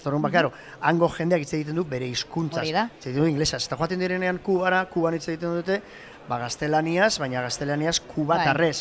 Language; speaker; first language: Basque; native; Basque